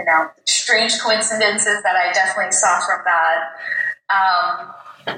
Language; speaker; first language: English; native; English